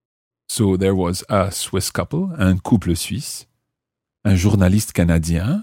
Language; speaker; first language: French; non-native, fluent; English